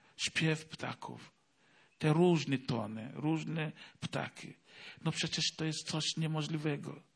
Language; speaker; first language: Polish; non-native, fluent; Igbo